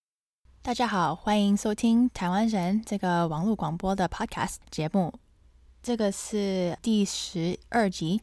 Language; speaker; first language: Chinese; early bilingual, heritage; Chinese